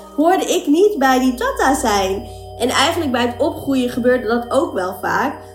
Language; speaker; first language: Dutch; native; Dutch